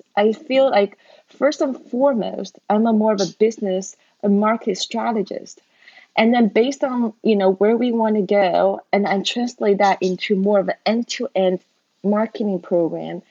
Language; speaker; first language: English; non-native, fluent; Chinese